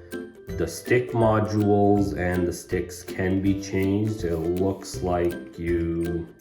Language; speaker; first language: English; native; English